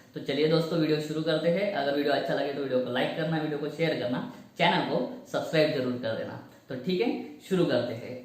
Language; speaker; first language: Hindi; native; Hindi